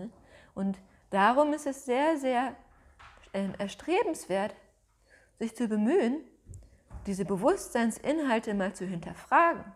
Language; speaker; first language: German; native; German